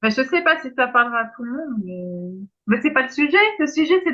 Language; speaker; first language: French; native; French